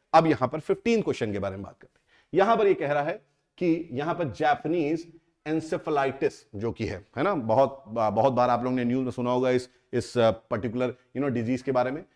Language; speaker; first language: Hindi; native; Hindi